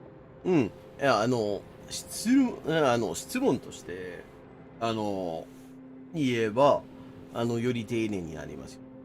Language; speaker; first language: Japanese; non-native, fluent; English